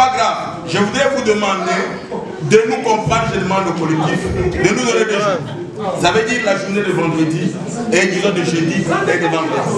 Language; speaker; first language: French; non-native, local second language; Lingala